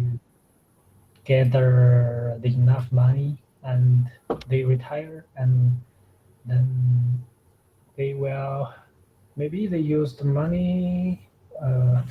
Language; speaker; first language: English; non-native, learner; Chinese